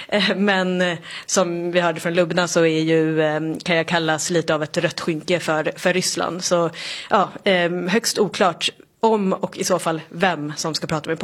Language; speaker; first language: Swedish; native; Swedish